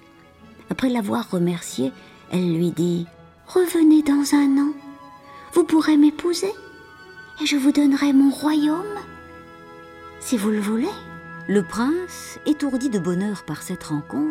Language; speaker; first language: French; native; French